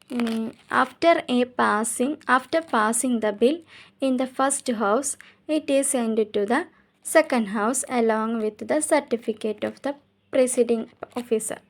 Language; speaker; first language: English; non-native, local second language; Malayalam